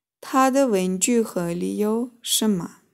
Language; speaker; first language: Chinese; non-native, fluent; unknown